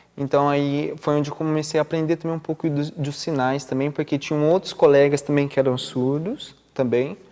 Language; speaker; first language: Portuguese; non-native, local second language; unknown